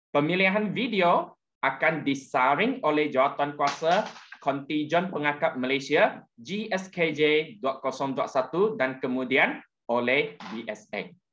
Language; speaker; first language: Malay; non-native, local second language; Chinese